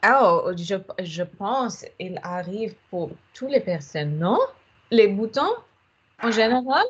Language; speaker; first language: French; non-native, learner; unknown